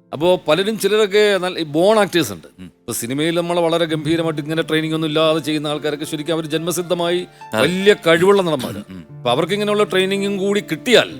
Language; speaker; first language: Malayalam; native; Malayalam